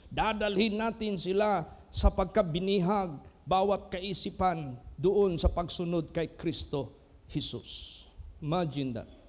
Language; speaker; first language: Filipino; non-native, local second language; Cebuano